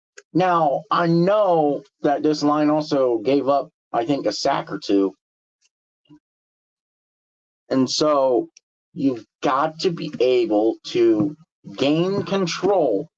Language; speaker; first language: English; native; English